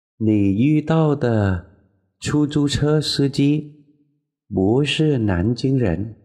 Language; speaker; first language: Chinese; non-native, fluent; Vietnamese